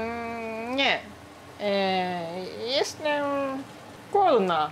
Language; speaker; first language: Polish; non-native, learner; Japanese